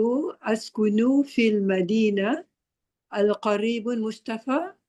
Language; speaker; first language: Arabic; non-native, learner; Malay